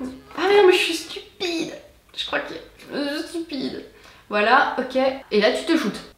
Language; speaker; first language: French; native; French